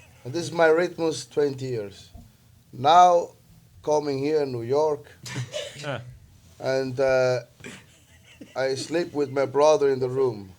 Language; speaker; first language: English; non-native, learner; Italian